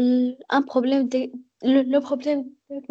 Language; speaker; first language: French; non-native, learner; Arabic